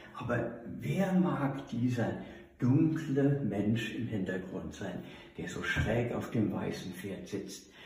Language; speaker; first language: German; native; German